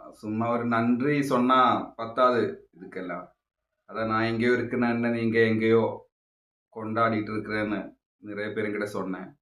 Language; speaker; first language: Tamil; non-native, local second language; Malayalam